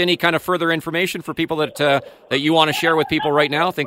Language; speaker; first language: English; native; English